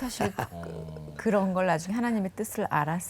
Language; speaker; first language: Korean; native; Korean